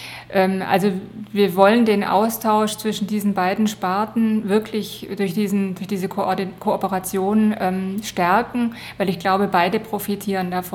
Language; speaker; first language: German; native; German